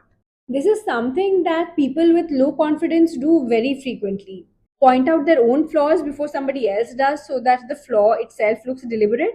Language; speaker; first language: English; non-native, local second language; Hindi